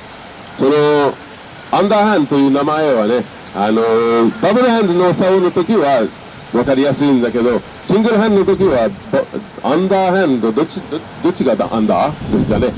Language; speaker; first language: Japanese; non-native, fluent; French